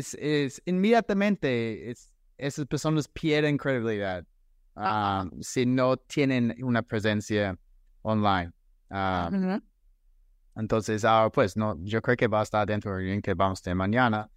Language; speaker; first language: Spanish; non-native, fluent; English